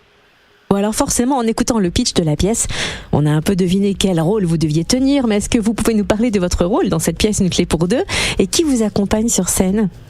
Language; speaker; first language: French; native; French